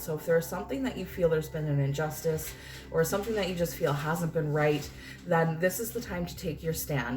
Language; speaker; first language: English; native; English